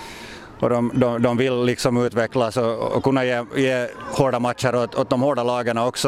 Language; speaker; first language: Swedish; native; Swedish